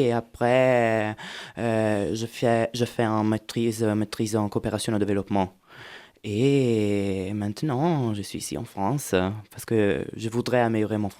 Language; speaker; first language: French; non-native, fluent; Italian